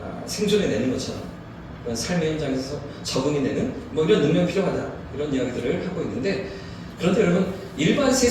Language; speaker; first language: Korean; native; Korean